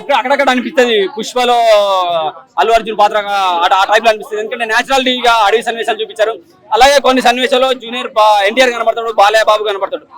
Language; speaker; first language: Telugu; native; Telugu